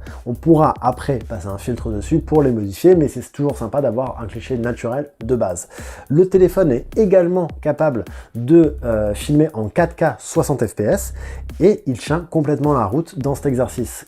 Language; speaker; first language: French; native; French